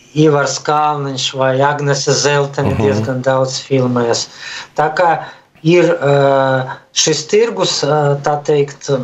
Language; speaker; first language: Latvian; early bilingual, other home language; Russian